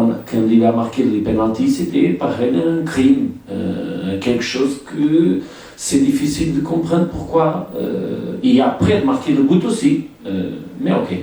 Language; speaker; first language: French; non-native, fluent; Portuguese